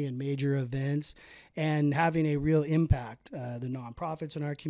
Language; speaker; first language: English; native; English